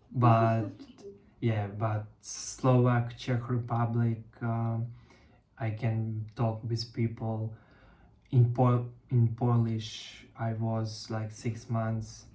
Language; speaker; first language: English; non-native, learner; Russian